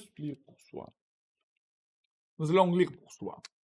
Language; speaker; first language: French; non-native, learner; Russian